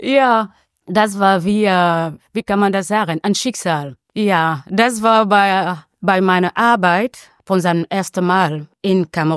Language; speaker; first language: German; non-native, learner; French